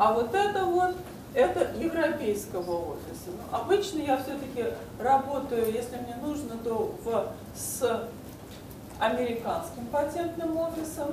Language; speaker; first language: Russian; native; Russian